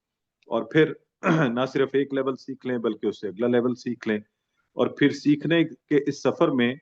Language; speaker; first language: Urdu; native; Urdu